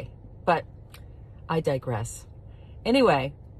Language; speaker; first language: English; native; English